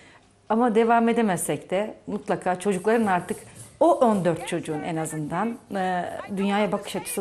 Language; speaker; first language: Turkish; native; Turkish